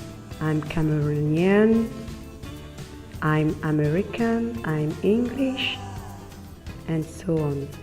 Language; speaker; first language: English; non-native, fluent; French